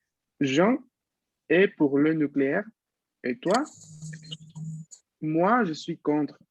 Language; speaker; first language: French; non-native, fluent; Spanish